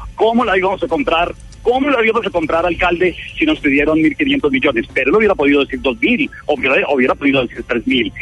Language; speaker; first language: Spanish; native; Spanish